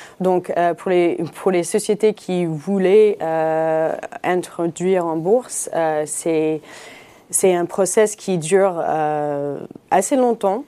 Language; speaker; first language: French; non-native, fluent; English